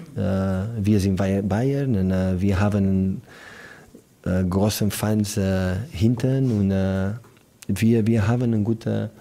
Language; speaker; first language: German; non-native, learner; Catalan